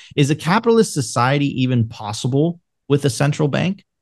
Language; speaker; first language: English; non-native, fluent; Spanish